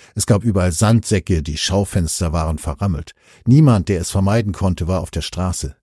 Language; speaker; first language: German; native; German